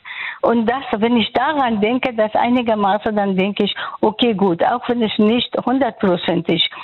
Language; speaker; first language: German; non-native, fluent; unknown